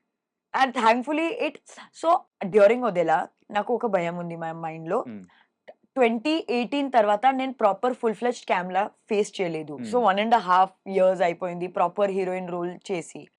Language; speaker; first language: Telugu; non-native, fluent; Hindi